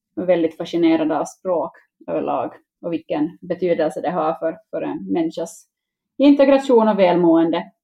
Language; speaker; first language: Swedish; native; Swedish